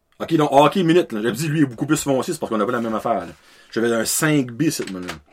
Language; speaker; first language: French; native; French